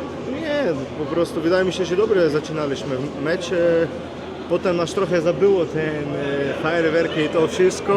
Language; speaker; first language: Polish; non-native, fluent; Slovenian